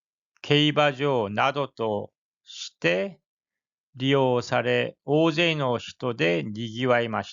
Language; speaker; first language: Japanese; non-native, fluent; Korean